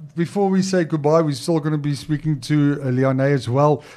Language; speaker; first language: English; non-native, local second language; Afrikaans